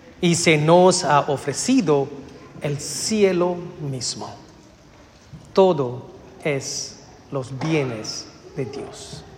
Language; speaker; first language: Spanish; non-native, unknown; Malayalam